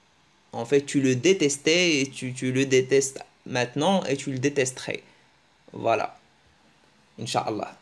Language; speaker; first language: French; early bilingual, other home language; Arabic